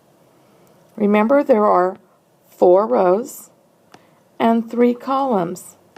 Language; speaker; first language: English; native; English